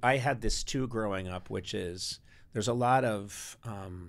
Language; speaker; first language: English; native; English